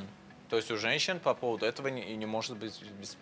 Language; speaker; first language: Russian; non-native, local second language; Azerbaijani